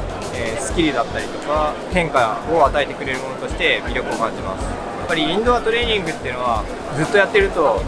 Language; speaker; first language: Japanese; native; Japanese